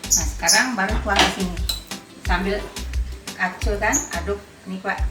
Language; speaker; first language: Indonesian; native; Indonesian